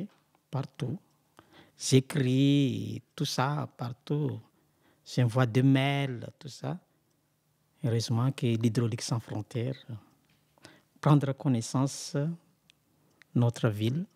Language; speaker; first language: French; non-native, local second language; Malagasy